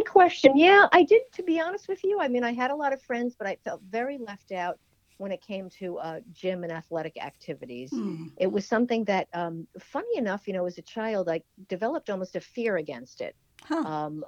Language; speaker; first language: English; native; English